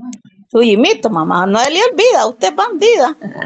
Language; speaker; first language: Spanish; native; Spanish